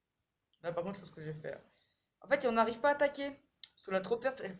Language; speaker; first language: French; native; French